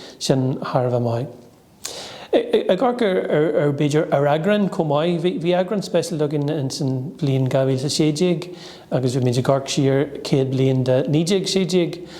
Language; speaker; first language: Irish; native; Irish